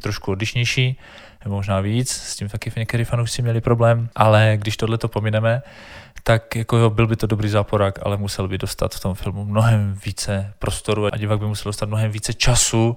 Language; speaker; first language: Czech; native; Czech